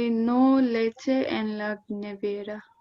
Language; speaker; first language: Spanish; non-native, learner; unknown